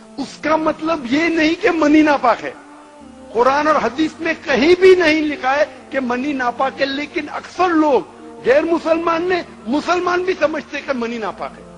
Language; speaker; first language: Urdu; non-native, local second language; Konkani